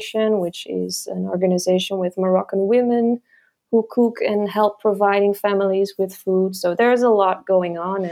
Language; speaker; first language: English; non-native, fluent; Dutch